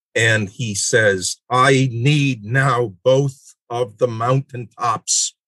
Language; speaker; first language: English; native; English